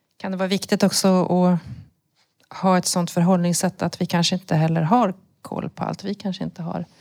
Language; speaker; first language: Swedish; native; Swedish